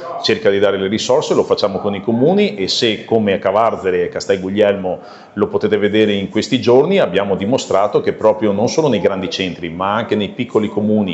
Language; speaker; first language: Italian; native; Italian